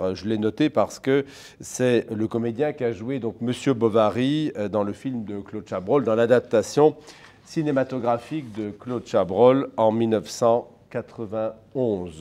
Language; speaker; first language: French; native; French